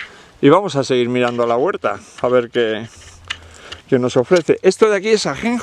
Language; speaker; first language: Spanish; native; Spanish